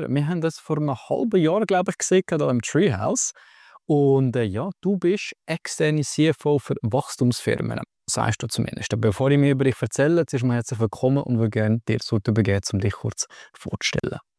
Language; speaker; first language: German; native; German